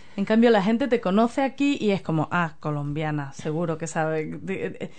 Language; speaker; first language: Spanish; native; Spanish